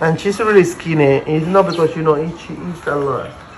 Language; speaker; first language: English; non-native, learner; Spanish